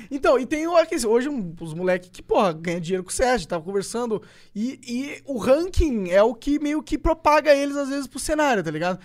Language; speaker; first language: Portuguese; native; Portuguese